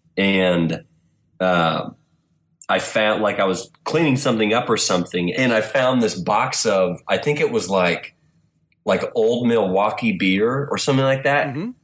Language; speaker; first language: English; native; English